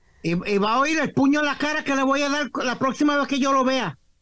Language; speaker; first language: Spanish; native; Spanish